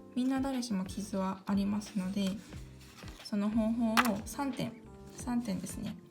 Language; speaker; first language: Japanese; early bilingual, other home language; Korean